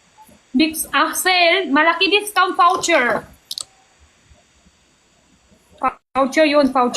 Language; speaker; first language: Filipino; non-native, learner; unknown